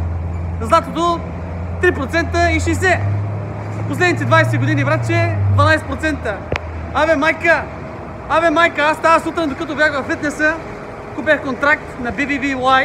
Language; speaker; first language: Bulgarian; native; Bulgarian